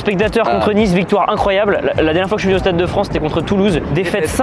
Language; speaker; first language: French; native; French